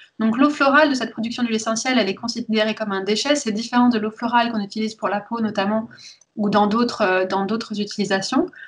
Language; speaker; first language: French; early bilingual, heritage; French